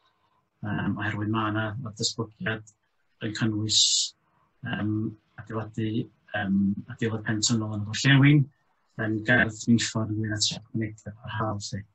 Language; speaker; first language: Welsh; native; Welsh